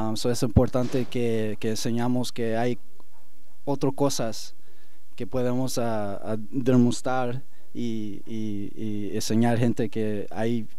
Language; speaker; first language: Spanish; early bilingual, heritage; Spanish